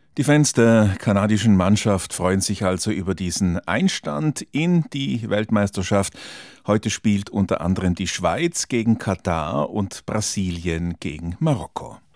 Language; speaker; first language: German; native; German